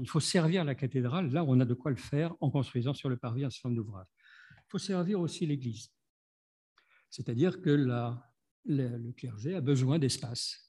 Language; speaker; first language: French; native; French